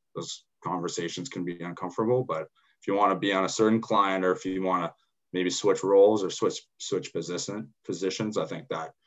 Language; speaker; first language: English; native; English